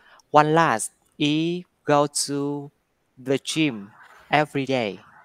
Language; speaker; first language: English; non-native, learner; Vietnamese